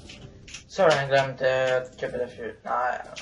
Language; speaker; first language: Norwegian; non-native, learner; Swedish